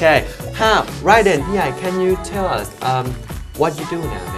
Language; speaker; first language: English; non-native, fluent; Thai